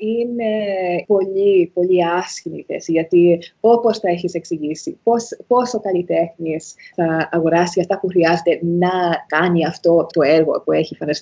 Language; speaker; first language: Greek; early bilingual, heritage; Greek